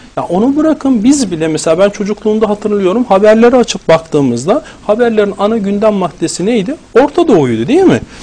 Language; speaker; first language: Turkish; native; Turkish